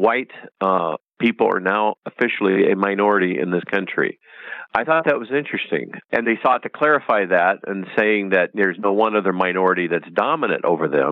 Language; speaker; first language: English; native; English